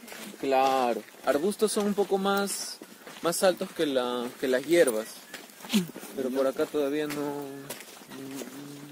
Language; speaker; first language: Spanish; native; Spanish